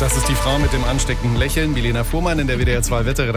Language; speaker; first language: German; native; German